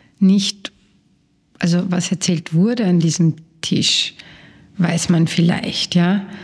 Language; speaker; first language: German; early bilingual, other home language; Romanian